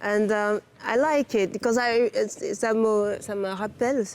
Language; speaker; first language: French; non-native, learner; English